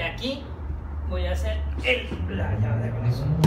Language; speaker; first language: Spanish; native; Spanish